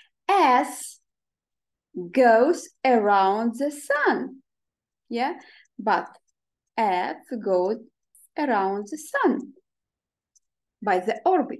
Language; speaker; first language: English; non-native, fluent; Ukrainian